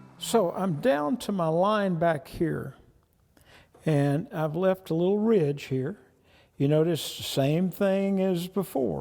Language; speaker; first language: English; native; English